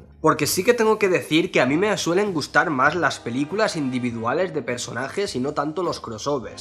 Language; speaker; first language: Spanish; native; Spanish